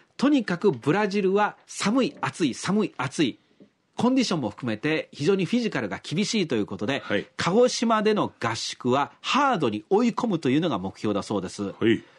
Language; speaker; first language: Japanese; native; Japanese